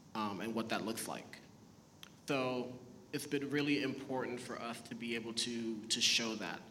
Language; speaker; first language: English; early bilingual, other home language; Haitian Creole